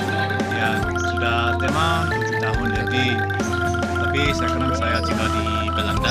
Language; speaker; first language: Indonesian; non-native, fluent; English